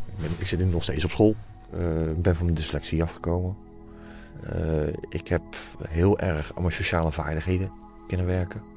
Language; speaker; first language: Dutch; native; Dutch